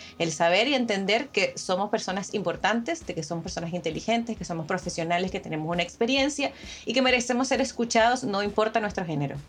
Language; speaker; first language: Spanish; native; Spanish